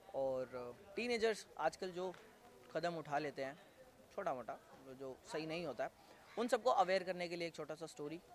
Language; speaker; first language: Hindi; native; Hindi